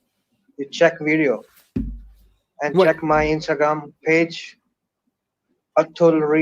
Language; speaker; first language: English; non-native, learner; Punjabi